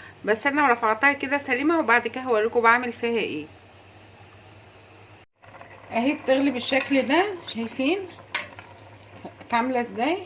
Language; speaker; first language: Arabic; native; Arabic